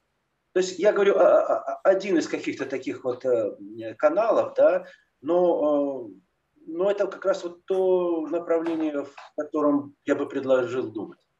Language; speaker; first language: Russian; native; Russian